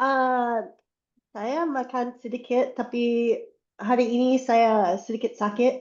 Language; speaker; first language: Indonesian; non-native, learner; English